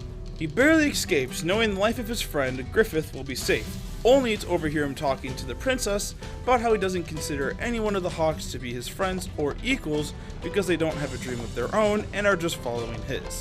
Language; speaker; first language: English; native; English